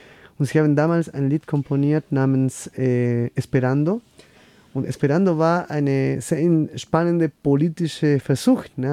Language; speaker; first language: German; non-native, fluent; Spanish